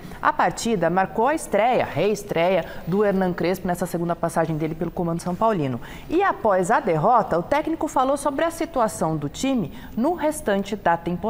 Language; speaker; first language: Portuguese; native; Portuguese